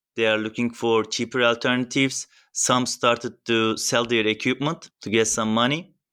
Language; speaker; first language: English; non-native, fluent; Turkish